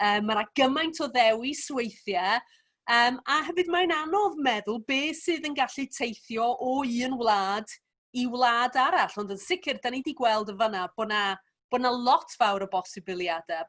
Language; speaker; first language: Welsh; native; Welsh